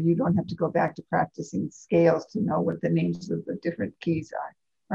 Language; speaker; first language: English; native; English